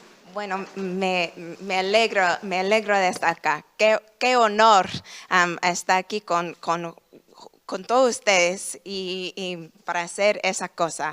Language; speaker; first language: Spanish; non-native, learner; English